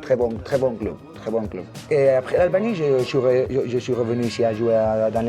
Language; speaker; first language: French; non-native, learner; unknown